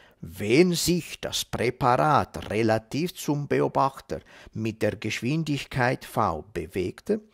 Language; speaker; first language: German; non-native, fluent; Italian